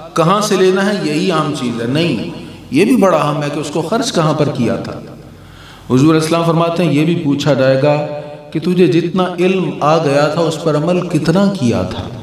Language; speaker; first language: Urdu; non-native, local second language; Punjabi